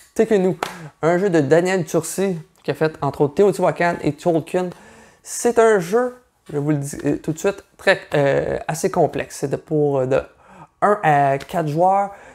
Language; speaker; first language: French; native; French